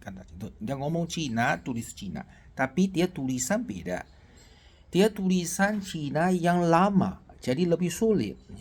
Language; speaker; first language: Indonesian; non-native, fluent; Chinese